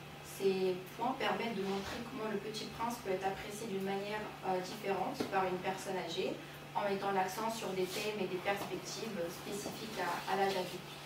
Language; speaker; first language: French; non-native, learner; Bulgarian